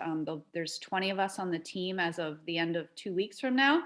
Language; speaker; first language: English; native; English